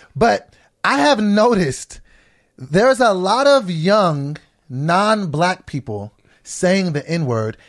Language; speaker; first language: English; native; English